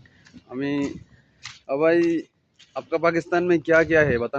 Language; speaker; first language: Hindi; non-native, learner; Bangla